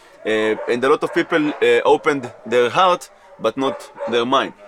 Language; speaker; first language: English; non-native, fluent; Hebrew